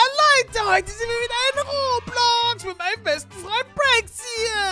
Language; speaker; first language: German; native; German